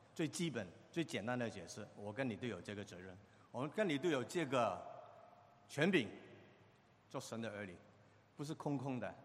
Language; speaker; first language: Chinese; non-native, local second language; Cantonese